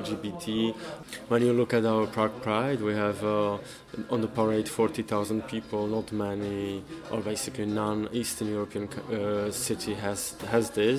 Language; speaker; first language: English; non-native, fluent; Polish